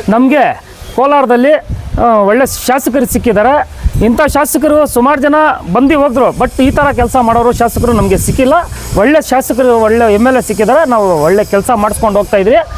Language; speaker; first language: Kannada; non-native, local second language; Urdu